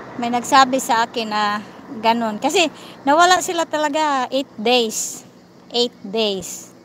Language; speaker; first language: Filipino; non-native, local second language; Cebuano